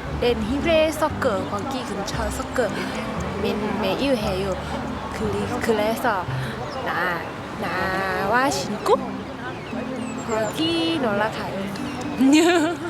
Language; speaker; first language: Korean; non-native, learner; Thai